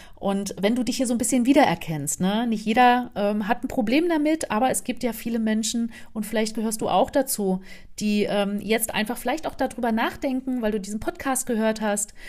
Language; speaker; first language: German; native; German